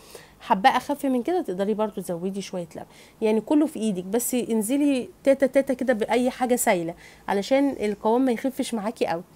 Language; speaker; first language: Arabic; native; Arabic